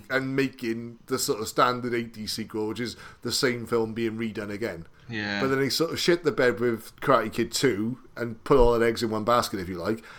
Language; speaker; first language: English; native; English